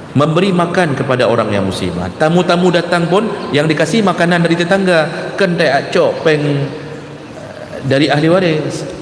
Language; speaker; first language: Malay; non-native, local second language; Achinese